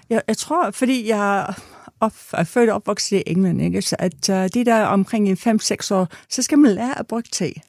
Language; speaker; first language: Danish; non-native, fluent; English